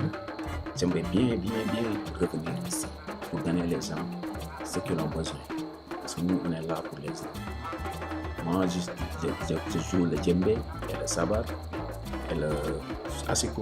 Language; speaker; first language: French; non-native, local second language; Wolof